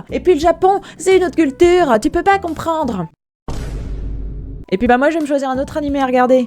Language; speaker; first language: French; native; French